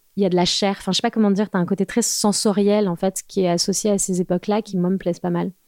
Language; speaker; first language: French; native; French